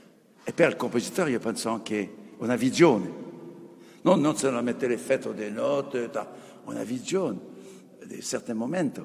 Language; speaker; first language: Italian; non-native, fluent; French